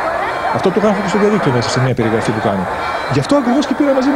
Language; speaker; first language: Greek; native; Greek